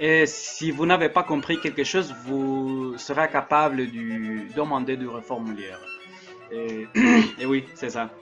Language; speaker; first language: French; non-native, learner; Spanish